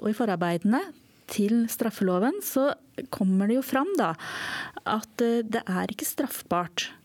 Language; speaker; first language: Norwegian; native; Norwegian